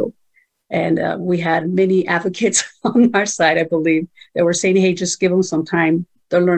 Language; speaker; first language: English; early bilingual, other home language; Spanish